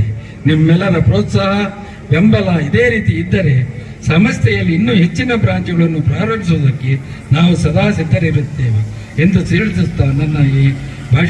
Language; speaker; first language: Kannada; native; Kannada